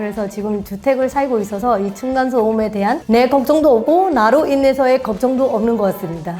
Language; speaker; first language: Korean; non-native, fluent; Burmese